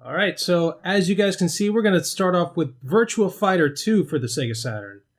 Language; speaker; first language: English; native; English